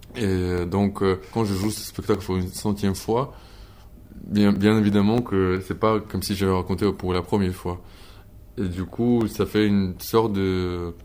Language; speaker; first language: French; non-native, fluent; Ukrainian